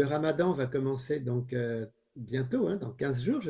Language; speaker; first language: French; native; French